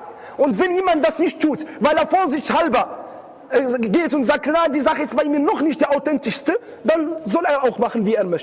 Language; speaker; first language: German; non-native, fluent; Arabic